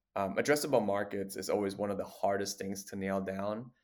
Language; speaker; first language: English; non-native, fluent; German